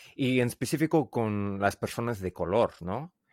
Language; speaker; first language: Spanish; non-native, learner; English